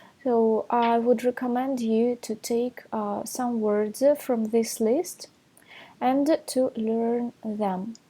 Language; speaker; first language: English; non-native, fluent; Russian